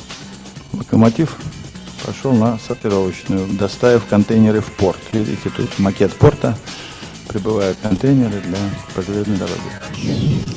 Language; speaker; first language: Russian; native; Russian